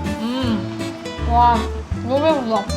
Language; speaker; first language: Korean; non-native, fluent; German